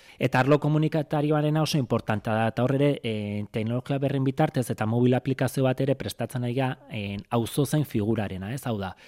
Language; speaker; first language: Basque; native; Basque